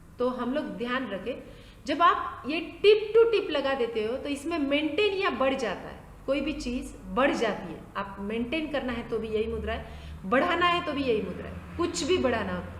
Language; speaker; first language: Hindi; non-native, local second language; Marathi